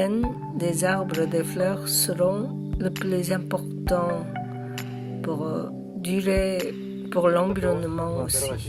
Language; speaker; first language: French; non-native, learner; Korean